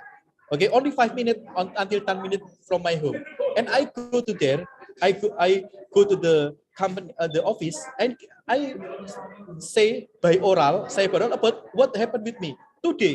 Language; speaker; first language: English; non-native, learner; Indonesian